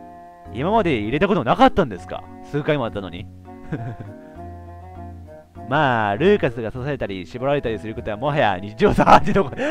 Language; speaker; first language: Japanese; native; Japanese